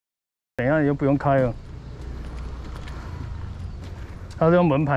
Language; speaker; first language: Chinese; native; Chinese